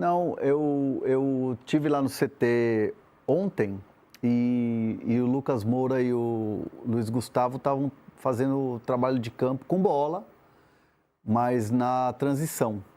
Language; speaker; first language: Portuguese; native; Portuguese